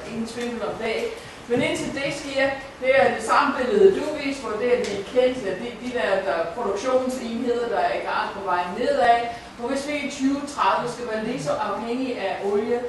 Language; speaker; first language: Danish; non-native, fluent; English